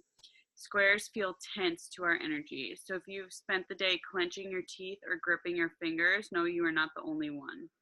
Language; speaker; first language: English; native; English